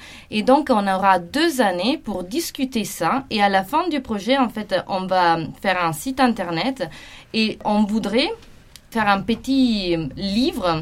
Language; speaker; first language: French; non-native, fluent; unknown